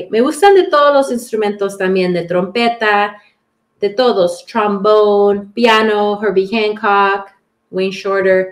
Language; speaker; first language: Spanish; early bilingual, heritage; Spanish